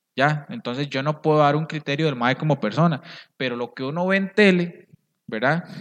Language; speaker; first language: Spanish; native; Spanish